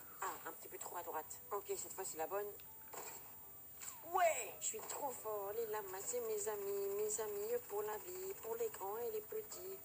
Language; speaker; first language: French; native; French